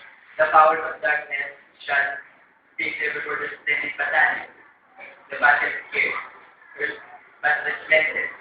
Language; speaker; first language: English; non-native, learner; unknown